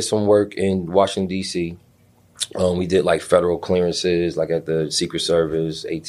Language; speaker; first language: English; native; English